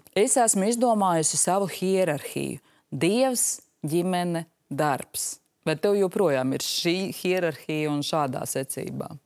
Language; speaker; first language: Latvian; native; Latvian